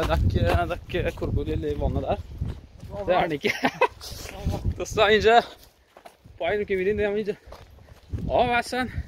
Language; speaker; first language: Norwegian; non-native, learner; Persian